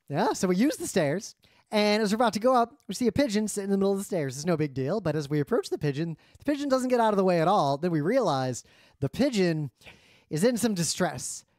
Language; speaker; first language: English; native; English